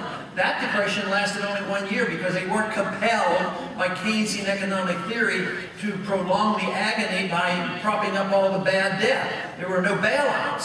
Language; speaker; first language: English; native; English